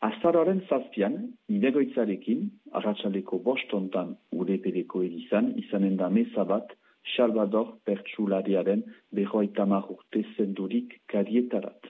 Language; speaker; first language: Basque; native; Basque